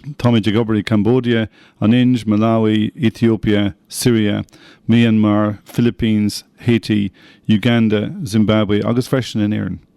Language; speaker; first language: Irish; non-native, local second language; English